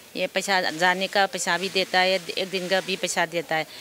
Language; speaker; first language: Hindi; non-native, local second language; Manipuri